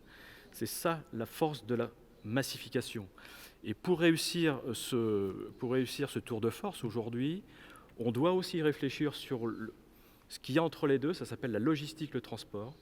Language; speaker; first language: French; native; French